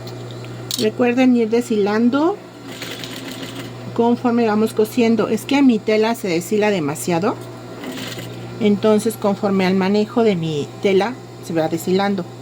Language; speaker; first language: Spanish; native; Spanish